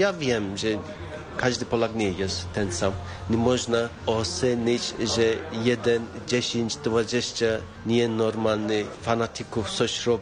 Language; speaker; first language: Polish; non-native, learner; Turkish